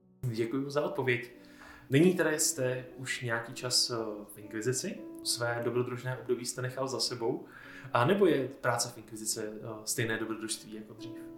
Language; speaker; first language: Czech; native; Czech